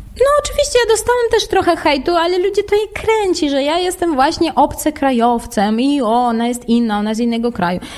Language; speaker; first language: Polish; non-native, fluent; Russian